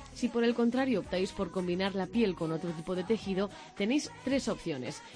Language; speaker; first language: Spanish; native; Spanish